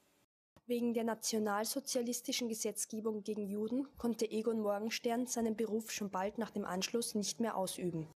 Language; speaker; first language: German; native; German